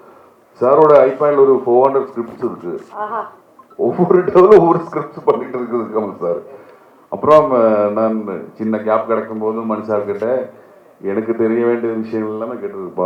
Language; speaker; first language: Tamil; non-native, learner; Malayalam